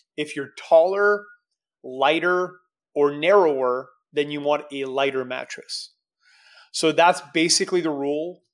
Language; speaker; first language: English; native; English